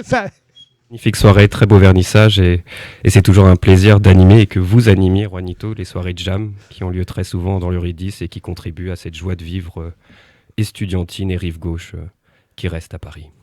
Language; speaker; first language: French; native; French